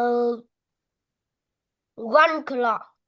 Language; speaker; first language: English; non-native, learner; Vietnamese